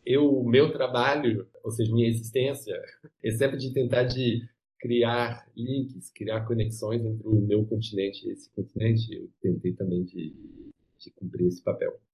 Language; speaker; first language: Portuguese; non-native, fluent; French